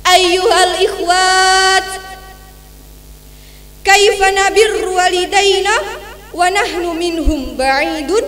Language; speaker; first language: Arabic; non-native, learner; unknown